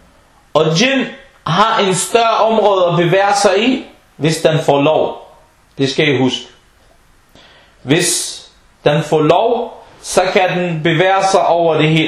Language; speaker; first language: Danish; early bilingual, other home language; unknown